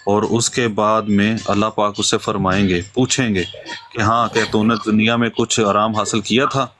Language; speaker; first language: Hindi; non-native, local second language; Punjabi